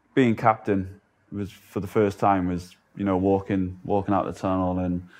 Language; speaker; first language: English; native; English